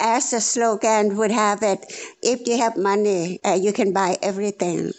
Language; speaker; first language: English; non-native, fluent; Thai